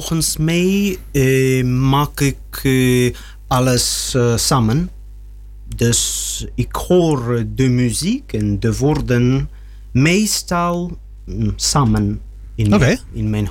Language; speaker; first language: Dutch; non-native, learner; Russian